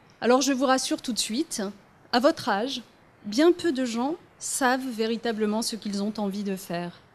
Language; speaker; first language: French; early bilingual, other home language; Riffian